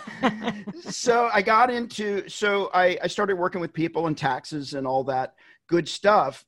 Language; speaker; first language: English; native; English